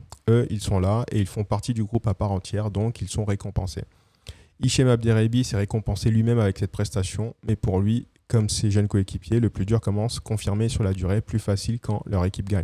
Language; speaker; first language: French; native; French